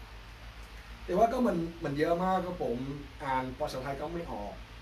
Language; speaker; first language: Thai; non-native, learner; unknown